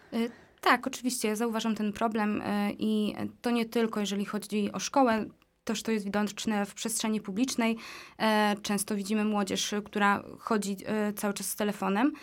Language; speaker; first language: Polish; native; Polish